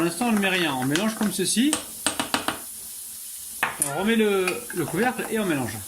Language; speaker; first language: French; native; French